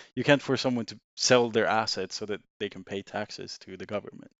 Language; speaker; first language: English; non-native, fluent; Swedish